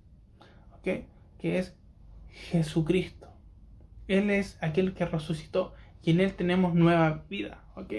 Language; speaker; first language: Spanish; native; Spanish